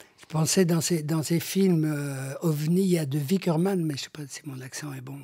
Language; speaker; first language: French; native; French